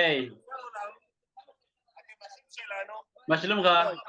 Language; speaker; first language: Hebrew; non-native, learner; Tigrinya